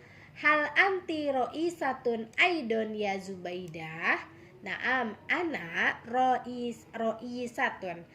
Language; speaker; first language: Arabic; non-native, fluent; Indonesian